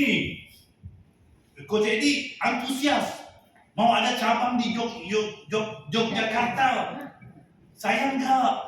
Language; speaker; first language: Indonesian; non-native, fluent; Tamil